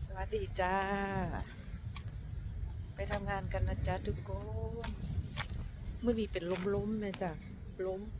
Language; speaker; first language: Thai; non-native, local second language; Northeastern Thai